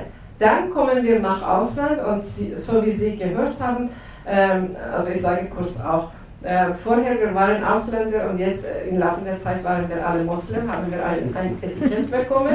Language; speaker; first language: German; non-native, fluent; Persian